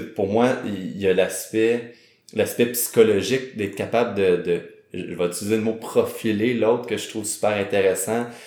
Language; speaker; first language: French; native; French